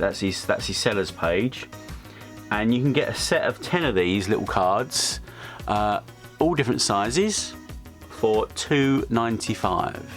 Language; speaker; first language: English; native; English